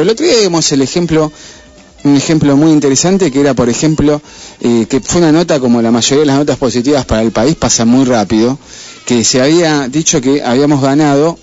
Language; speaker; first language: Spanish; native; Spanish